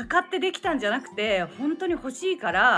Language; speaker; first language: Japanese; native; Japanese